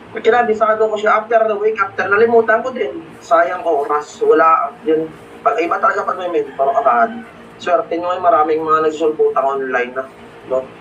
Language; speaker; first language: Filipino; non-native, local second language; Hiligaynon